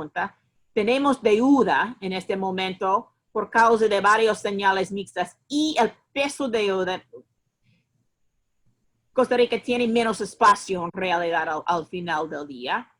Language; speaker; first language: Spanish; non-native, fluent; English